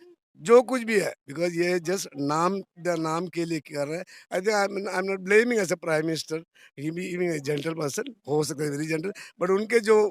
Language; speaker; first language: Hindi; native; Hindi